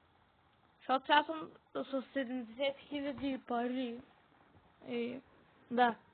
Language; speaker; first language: Bulgarian; native; Bulgarian